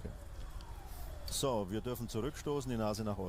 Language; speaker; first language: German; native; German